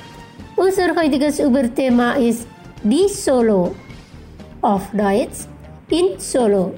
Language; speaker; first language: German; non-native, fluent; Indonesian